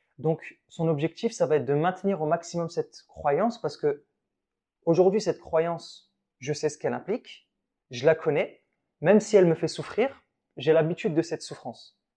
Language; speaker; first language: French; early bilingual, other home language; Arabic